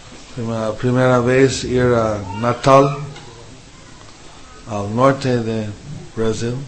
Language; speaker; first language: Spanish; non-native, fluent; English